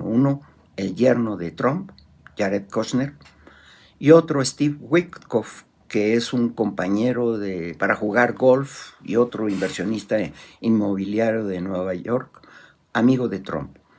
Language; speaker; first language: Spanish; native; Spanish